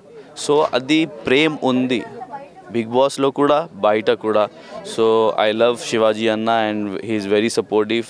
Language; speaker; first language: Telugu; non-native, learner; Hindi